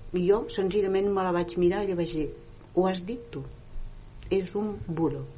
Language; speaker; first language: Catalan; non-native, local second language; Spanish